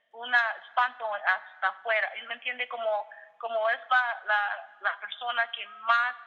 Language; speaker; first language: Spanish; early bilingual, other home language; English